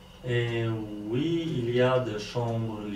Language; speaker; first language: French; non-native, learner; Polish